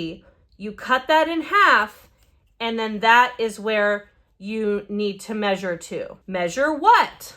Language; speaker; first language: English; native; English